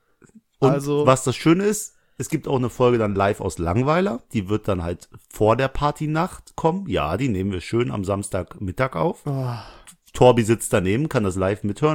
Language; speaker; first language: German; native; German